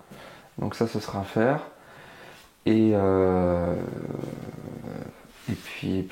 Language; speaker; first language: French; native; French